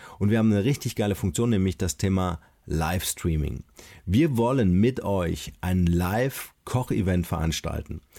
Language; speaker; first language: German; native; German